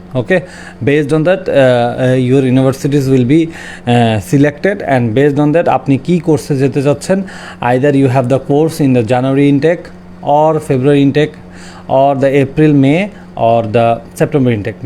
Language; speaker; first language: English; non-native, local second language; Bangla